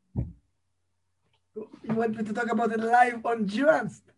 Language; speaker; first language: English; non-native, fluent; Hebrew